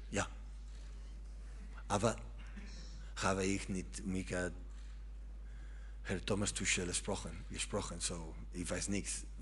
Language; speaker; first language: German; non-native, learner; Catalan